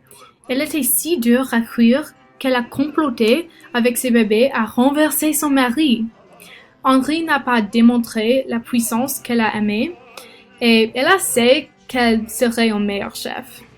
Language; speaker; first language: French; non-native, learner; English